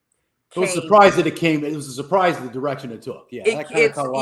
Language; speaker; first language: English; native; English